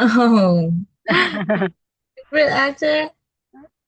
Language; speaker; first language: English; non-native, learner; Vietnamese